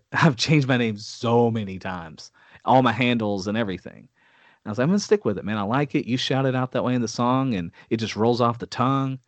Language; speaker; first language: English; native; English